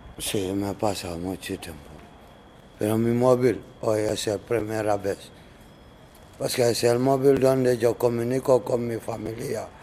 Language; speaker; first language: Spanish; non-native, learner; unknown